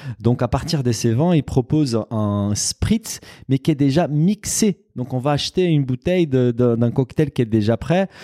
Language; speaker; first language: French; non-native, fluent; Portuguese